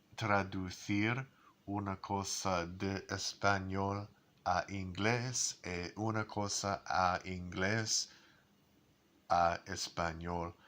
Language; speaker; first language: Spanish; non-native, learner; English